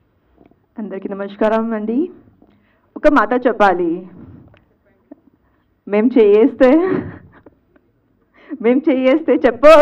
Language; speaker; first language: Telugu; non-native, learner; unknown